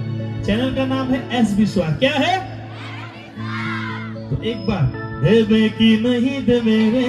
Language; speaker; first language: Hindi; non-native, local second language; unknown